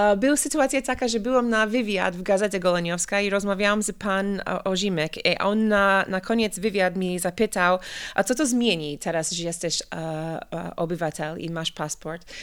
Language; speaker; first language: Polish; non-native, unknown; English